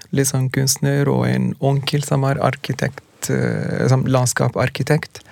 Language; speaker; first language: Norwegian; non-native, fluent; Arabic